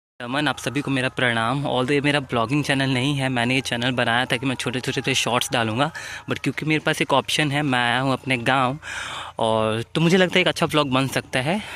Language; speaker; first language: Hindi; native; Hindi